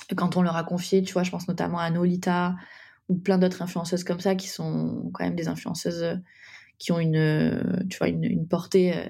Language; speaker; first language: French; native; French